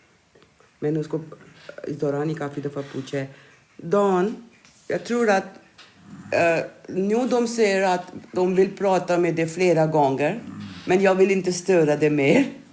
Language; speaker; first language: Swedish; non-native, learner; Urdu